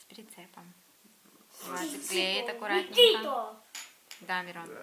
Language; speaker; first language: Russian; native; Russian